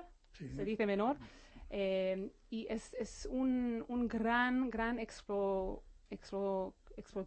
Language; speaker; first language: Spanish; non-native, fluent; Hebrew